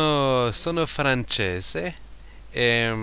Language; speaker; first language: Italian; non-native, learner; French